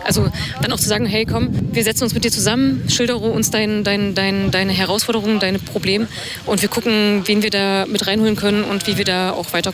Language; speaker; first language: German; native; German